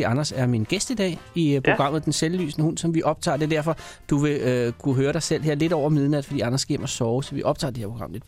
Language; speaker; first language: Danish; native; Danish